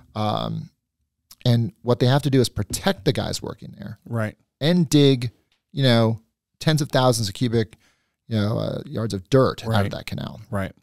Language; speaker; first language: English; native; English